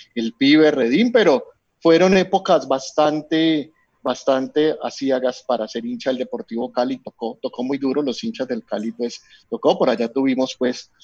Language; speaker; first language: Spanish; native; Spanish